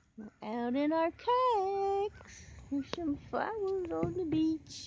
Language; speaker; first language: English; native; English